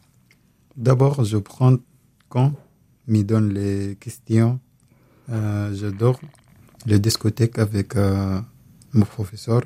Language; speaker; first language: French; non-native, learner; Arabic